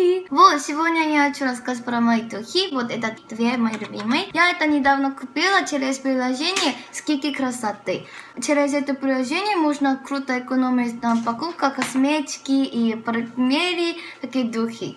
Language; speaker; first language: Russian; non-native, fluent; Korean